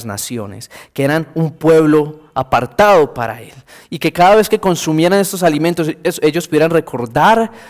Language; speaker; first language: Spanish; native; Spanish